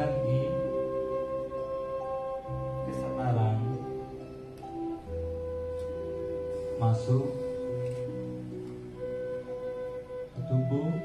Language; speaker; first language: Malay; non-native, fluent; Bangla